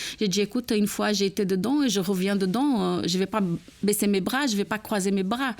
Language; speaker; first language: French; non-native, fluent; Portuguese